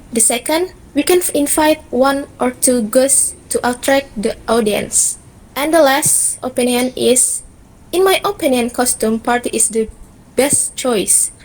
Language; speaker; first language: English; non-native, learner; Indonesian